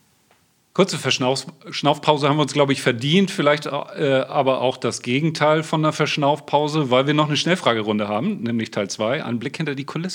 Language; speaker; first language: German; native; German